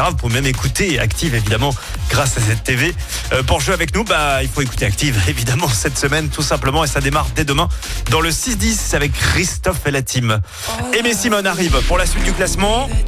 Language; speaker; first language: French; native; French